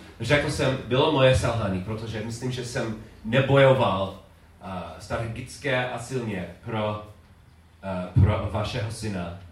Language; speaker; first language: Czech; non-native, learner; English